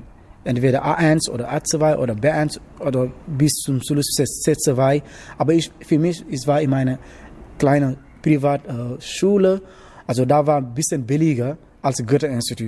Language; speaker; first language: German; non-native, learner; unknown